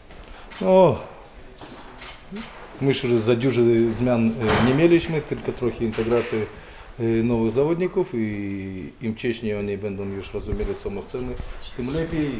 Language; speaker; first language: Polish; non-native, fluent; Russian